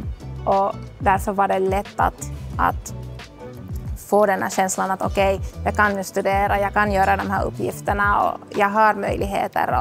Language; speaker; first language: Swedish; non-native, local second language; Finnish